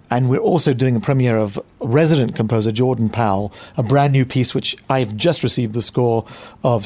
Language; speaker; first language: English; native; English